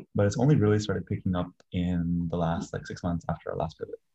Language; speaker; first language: English; early bilingual, other home language; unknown